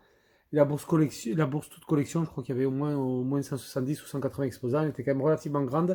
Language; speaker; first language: French; native; French